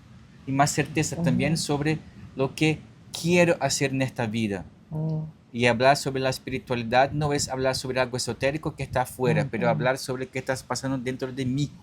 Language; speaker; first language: Spanish; non-native, learner; Portuguese